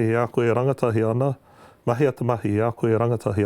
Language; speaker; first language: Māori; early bilingual, heritage; English